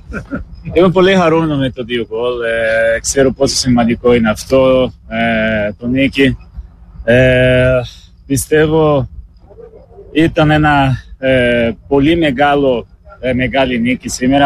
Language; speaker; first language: Greek; non-native, learner; Portuguese